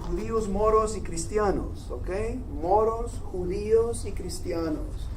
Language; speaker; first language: Spanish; early bilingual, heritage; Spanish